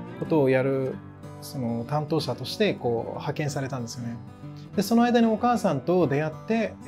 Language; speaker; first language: Japanese; early bilingual, other home language; English